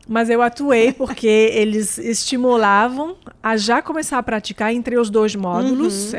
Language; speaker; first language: Portuguese; non-native, fluent; French